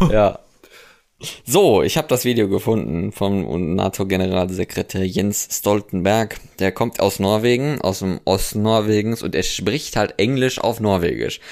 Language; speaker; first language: German; native; German